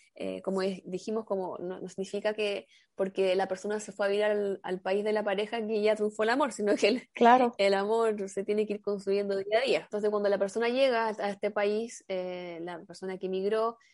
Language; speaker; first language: Spanish; native; Spanish